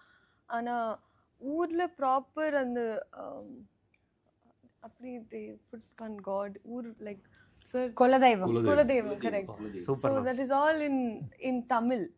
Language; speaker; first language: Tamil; non-native, learner; Telugu